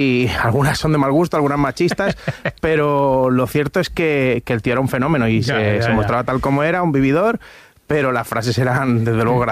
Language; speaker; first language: Spanish; native; Spanish